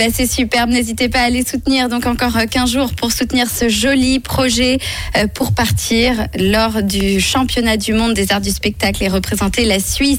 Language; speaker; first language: French; native; French